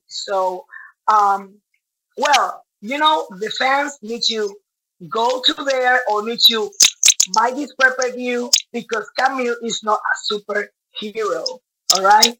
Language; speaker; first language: English; non-native, learner; Spanish